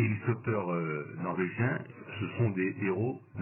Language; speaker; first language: French; native; French